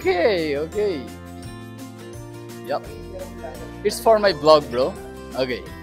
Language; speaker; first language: English; non-native, learner; Bangla